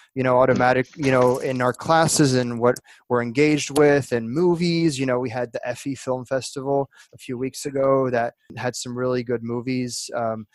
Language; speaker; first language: English; early bilingual, other home language; French